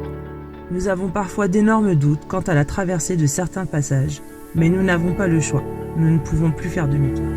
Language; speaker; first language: French; native; French